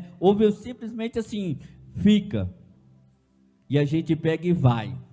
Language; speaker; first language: Portuguese; native; Portuguese